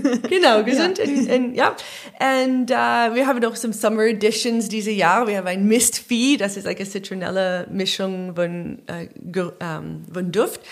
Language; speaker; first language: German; non-native, learner; English